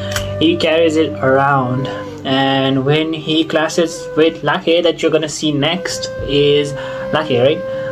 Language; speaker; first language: English; non-native, local second language; Nepali